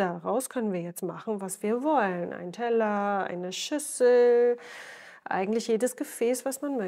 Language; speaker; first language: German; native; German